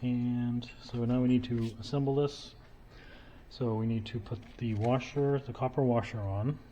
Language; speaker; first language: English; native; English